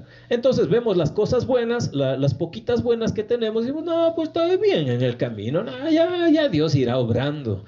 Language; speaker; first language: Spanish; native; Spanish